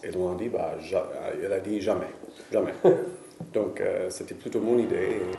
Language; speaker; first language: French; non-native, fluent; English